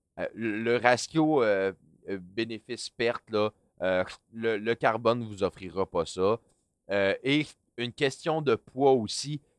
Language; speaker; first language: French; native; French